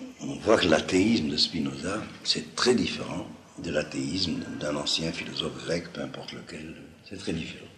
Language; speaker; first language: French; non-native, local second language; Arabic